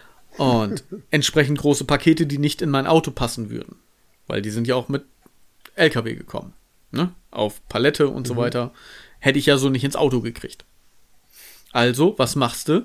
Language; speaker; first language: German; native; German